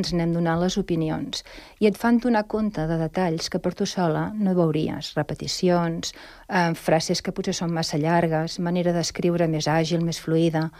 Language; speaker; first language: Catalan; native; Catalan